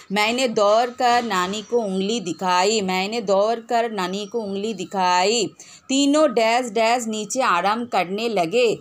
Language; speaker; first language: Hindi; non-native, local second language; Bangla